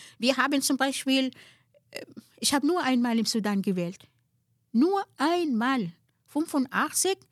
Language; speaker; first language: German; non-native, fluent; Arabic